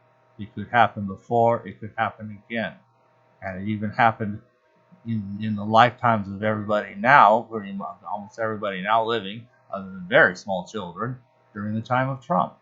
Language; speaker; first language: English; native; English